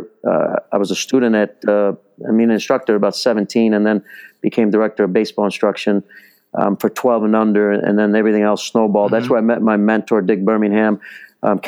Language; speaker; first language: English; early bilingual, other home language; Italian